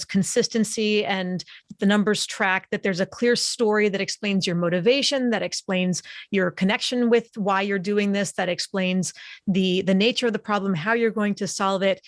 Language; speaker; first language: English; native; English